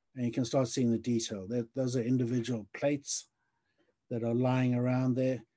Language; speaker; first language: English; native; English